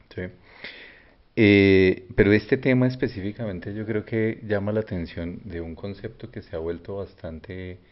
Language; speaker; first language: Spanish; native; Spanish